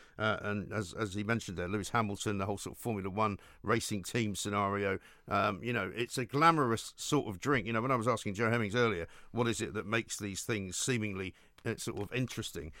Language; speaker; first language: English; native; English